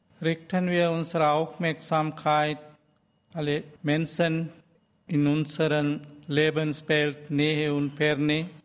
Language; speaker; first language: German; non-native, learner; Sinhala